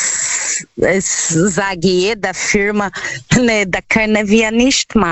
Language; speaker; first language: German; non-native, learner; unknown